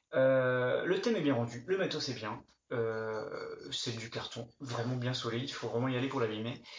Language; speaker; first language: French; native; French